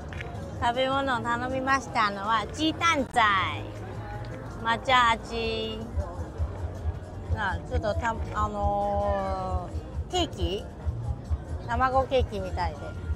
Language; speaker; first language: Japanese; non-native, fluent; Chinese